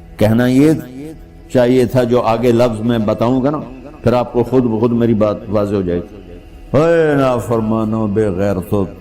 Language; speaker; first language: Urdu; non-native, local second language; Punjabi